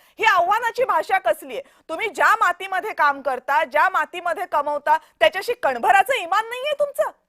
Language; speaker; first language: Marathi; native; Marathi